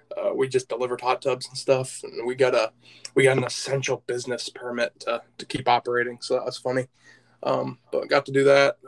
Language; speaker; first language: English; native; English